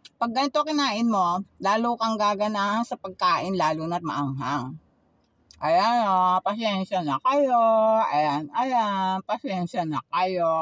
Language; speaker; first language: Filipino; native; Filipino